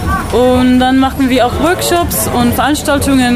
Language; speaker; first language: German; non-native, fluent; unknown